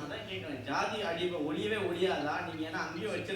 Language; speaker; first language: Tamil; native; Tamil